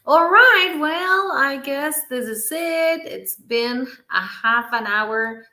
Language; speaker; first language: English; non-native, fluent; Spanish